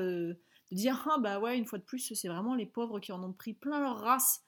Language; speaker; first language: French; native; French